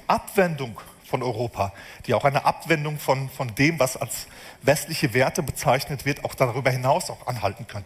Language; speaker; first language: German; native; German